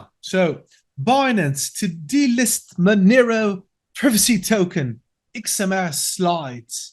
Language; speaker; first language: English; non-native, fluent; Dutch